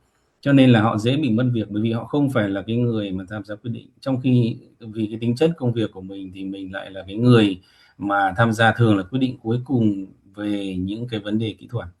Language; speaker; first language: Vietnamese; native; Vietnamese